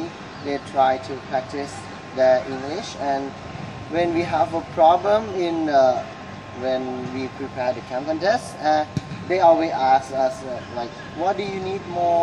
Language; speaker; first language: English; non-native, learner; Thai